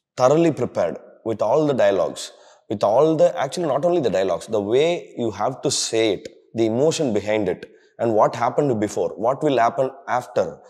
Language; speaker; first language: English; non-native, local second language; Tamil